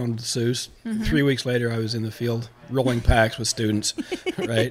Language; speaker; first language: English; native; English